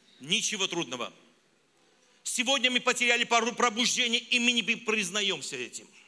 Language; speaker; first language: Russian; non-native, local second language; Armenian